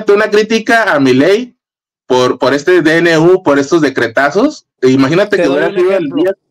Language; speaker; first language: Spanish; native; Spanish